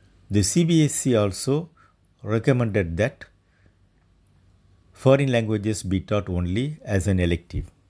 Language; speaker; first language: English; non-native, local second language; Tamil